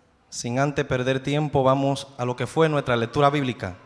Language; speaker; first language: Spanish; native; Spanish